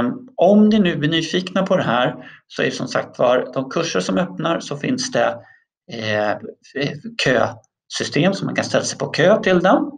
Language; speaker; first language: Swedish; native; Swedish